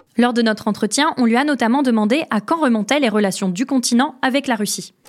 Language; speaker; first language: French; native; French